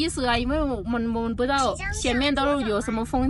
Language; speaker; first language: Chinese; non-native, fluent; Lao